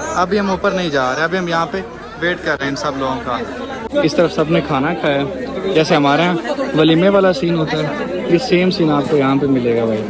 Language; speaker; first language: Urdu; non-native, local second language; Punjabi